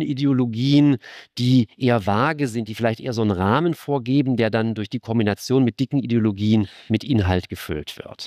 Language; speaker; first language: German; native; German